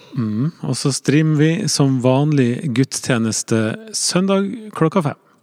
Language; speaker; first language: Norwegian; native; Norwegian